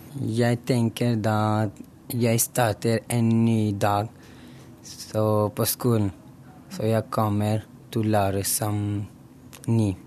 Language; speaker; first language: Norwegian; non-native, learner; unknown